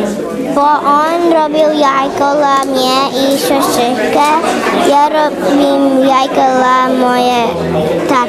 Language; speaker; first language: Polish; early bilingual, heritage; Polish